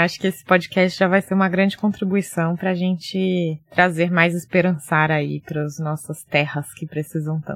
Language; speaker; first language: Portuguese; native; Portuguese